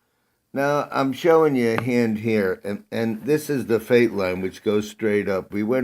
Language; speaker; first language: English; native; English